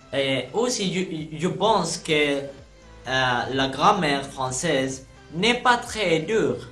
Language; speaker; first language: French; non-native, learner; Arabic